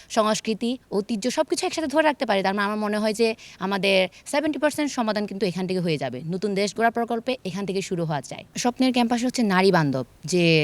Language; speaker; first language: Bangla; non-native, local second language; Chakma